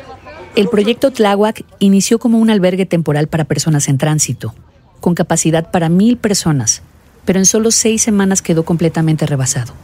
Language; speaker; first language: Spanish; native; Spanish